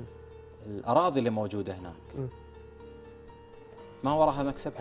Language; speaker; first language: Arabic; native; Arabic